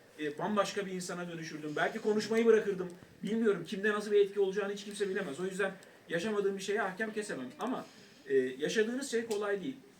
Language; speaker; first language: Turkish; native; Turkish